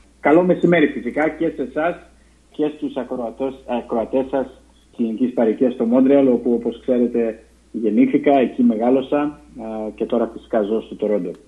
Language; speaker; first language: Greek; early bilingual, heritage; Greek